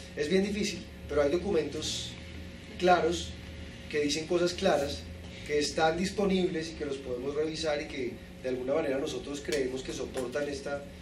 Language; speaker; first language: Spanish; native; Spanish